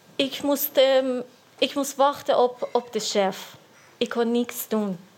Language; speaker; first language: Dutch; non-native, learner; Persian